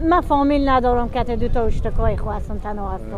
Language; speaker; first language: Persian; native; Persian